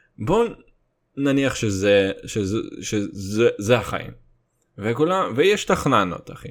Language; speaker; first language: Hebrew; native; Hebrew